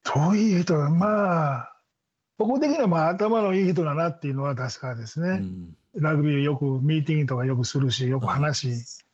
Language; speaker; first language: Japanese; non-native, fluent; Tongan